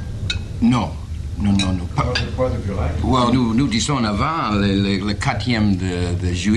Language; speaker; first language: French; non-native, learner; English